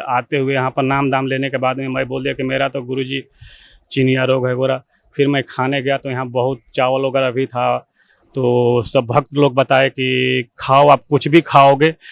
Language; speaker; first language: Hindi; native; Hindi